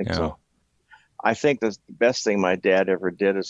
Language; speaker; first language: English; native; English